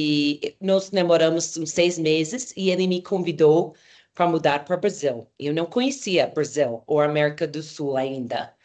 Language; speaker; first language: Portuguese; non-native, fluent; English